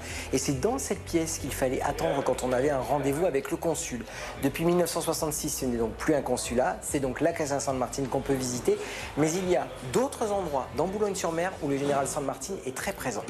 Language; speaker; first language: French; native; French